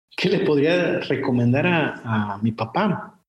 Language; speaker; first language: Spanish; native; Spanish